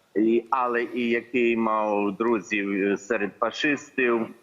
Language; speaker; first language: Ukrainian; early bilingual, heritage; Ukrainian